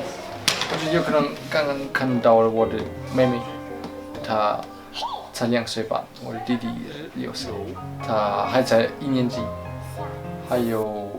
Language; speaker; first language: Chinese; non-native, learner; German